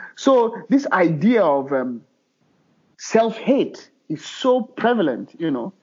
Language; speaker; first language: English; non-native, local second language; Hausa